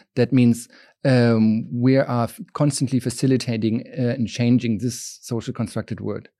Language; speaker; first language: English; non-native, fluent; German